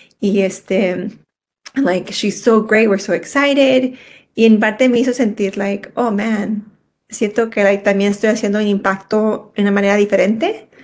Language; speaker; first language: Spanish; early bilingual, heritage; Spanish